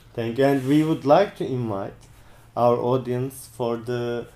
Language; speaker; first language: English; non-native, fluent; Turkish